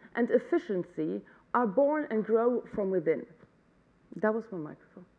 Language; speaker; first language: English; non-native, fluent; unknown